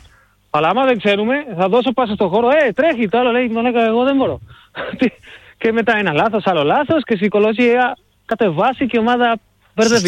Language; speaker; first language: Greek; non-native, learner; Spanish